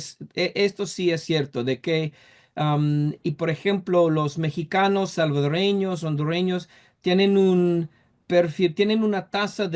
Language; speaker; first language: Spanish; non-native, fluent; English